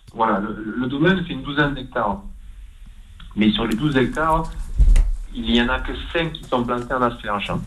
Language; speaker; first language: French; native; French